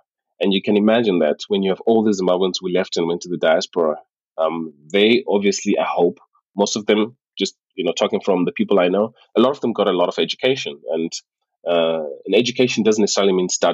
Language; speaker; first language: English; non-native, local second language; Shona